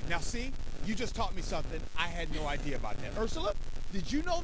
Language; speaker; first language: English; native; English